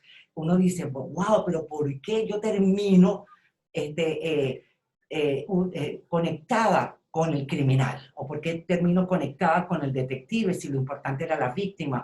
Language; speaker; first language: Spanish; native; Spanish